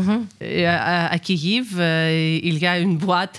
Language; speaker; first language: French; non-native, fluent; Ukrainian